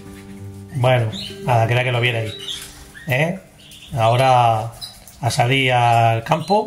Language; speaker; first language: Spanish; native; Spanish